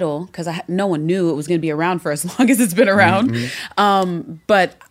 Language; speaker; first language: English; native; English